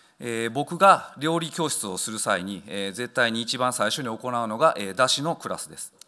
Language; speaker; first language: Japanese; native; Japanese